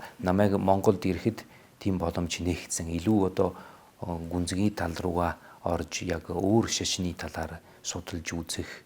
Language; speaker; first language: Mongolian; non-native, fluent; Italian